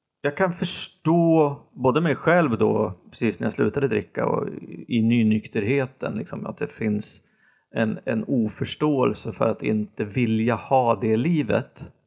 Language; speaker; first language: Swedish; native; Swedish